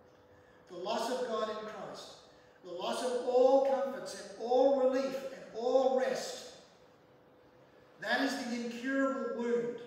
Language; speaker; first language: English; native; English